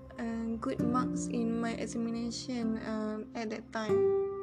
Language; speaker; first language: English; non-native, learner; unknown